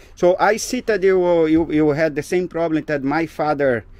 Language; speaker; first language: English; non-native, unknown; Portuguese